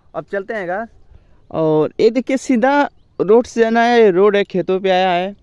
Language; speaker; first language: Hindi; non-native, local second language; Bhojpuri